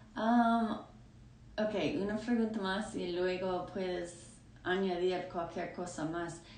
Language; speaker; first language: Spanish; non-native, fluent; English